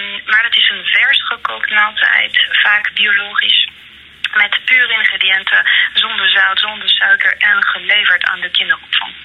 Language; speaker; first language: Dutch; non-native, fluent; French